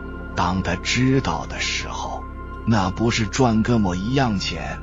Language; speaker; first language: Chinese; native; Chinese